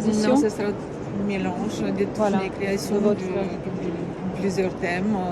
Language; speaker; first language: French; non-native, fluent; Romanian